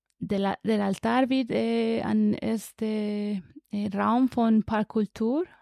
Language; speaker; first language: German; non-native, learner; Spanish